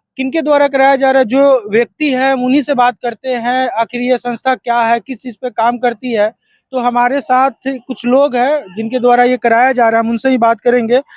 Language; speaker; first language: Hindi; native; Hindi